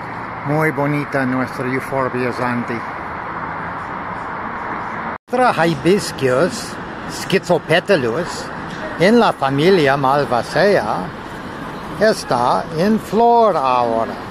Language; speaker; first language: Spanish; non-native, learner; English